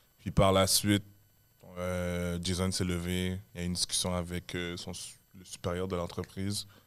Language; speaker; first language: French; native; French